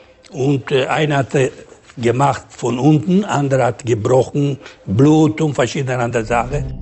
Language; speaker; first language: German; non-native, fluent; Ladino